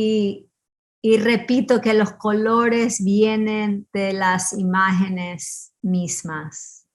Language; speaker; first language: Spanish; early bilingual, heritage; Spanish